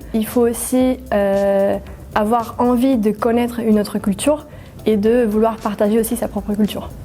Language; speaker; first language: French; non-native, fluent; Portuguese